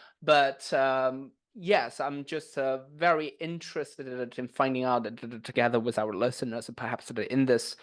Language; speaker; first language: English; non-native, fluent; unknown